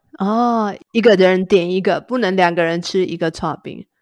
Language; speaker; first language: Chinese; native; Chinese